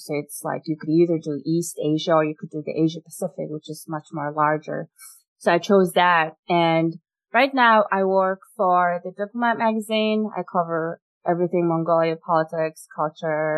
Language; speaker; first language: English; non-native, fluent; Mongolian